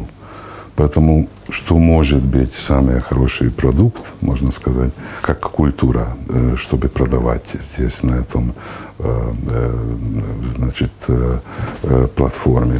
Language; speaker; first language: Russian; non-native, fluent; Hungarian